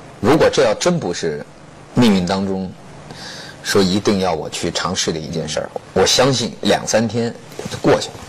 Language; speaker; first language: Chinese; native; Chinese